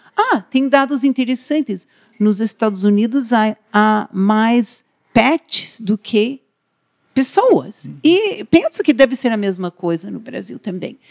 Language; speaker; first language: Portuguese; non-native, fluent; English